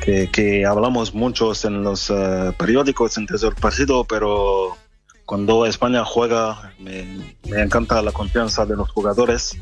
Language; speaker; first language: Spanish; non-native, fluent; French